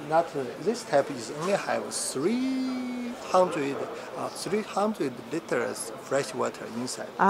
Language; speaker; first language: English; non-native, learner; Chinese